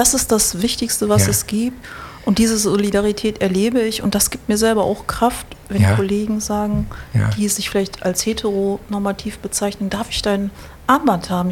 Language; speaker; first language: German; native; German